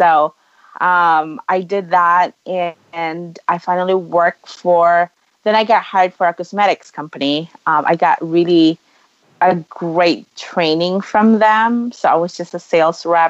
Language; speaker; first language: English; non-native, local second language; Cebuano